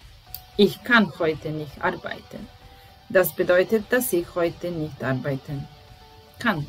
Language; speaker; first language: German; non-native, fluent; Serbian